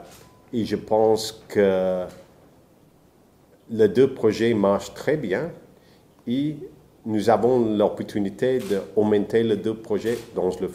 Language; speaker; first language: French; non-native, fluent; English